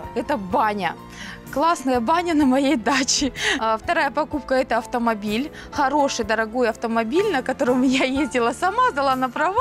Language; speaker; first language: Russian; native; Russian